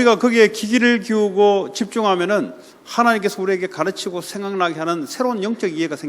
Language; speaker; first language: Korean; native; Korean